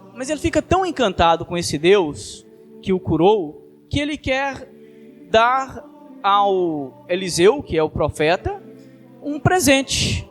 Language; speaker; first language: Portuguese; native; Portuguese